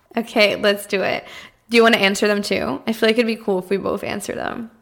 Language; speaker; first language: English; early bilingual, other home language; Portuguese